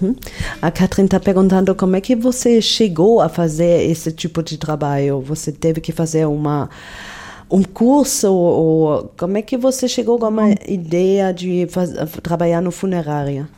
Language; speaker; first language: Portuguese; non-native, fluent; German